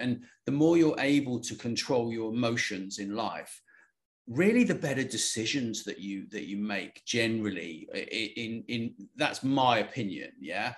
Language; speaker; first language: English; native; English